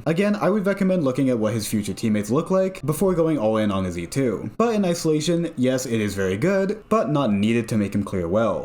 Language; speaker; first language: English; native; English